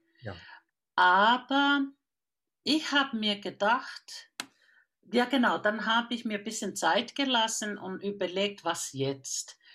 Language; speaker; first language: German; non-native, fluent; Finnish